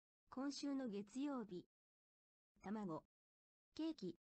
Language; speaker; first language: Japanese; non-native, learner; English